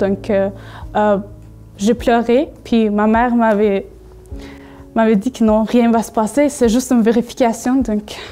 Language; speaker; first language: French; non-native, learner; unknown